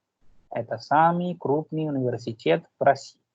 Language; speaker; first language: Russian; non-native, fluent; Hindi